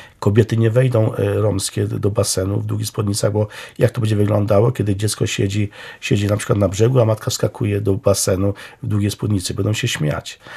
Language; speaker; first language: Polish; non-native, local second language; Romany